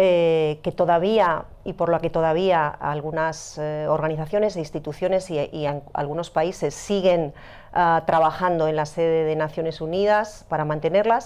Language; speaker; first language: Spanish; native; Spanish